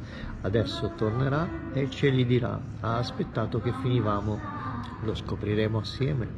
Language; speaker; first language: Italian; native; Italian